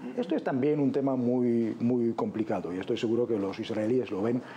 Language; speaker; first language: Spanish; non-native, fluent; Polish